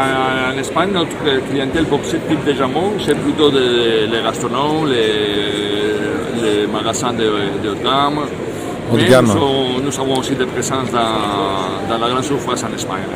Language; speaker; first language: French; non-native, fluent; Spanish